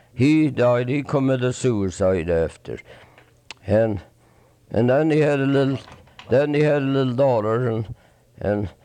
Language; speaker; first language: English; non-native, fluent; Swedish